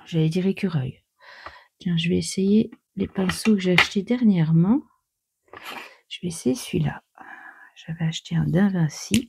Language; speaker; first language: French; native; French